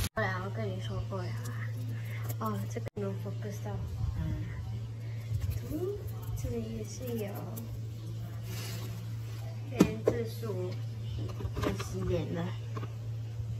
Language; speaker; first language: Chinese; early bilingual, heritage; Chinese